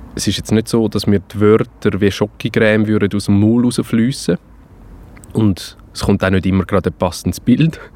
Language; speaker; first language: German; native; German